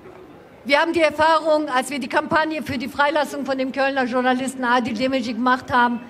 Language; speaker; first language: German; non-native, fluent; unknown